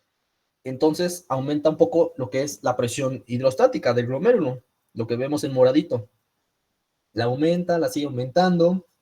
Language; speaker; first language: Spanish; native; Spanish